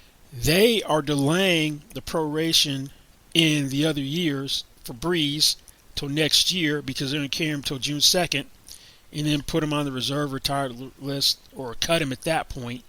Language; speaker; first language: English; native; English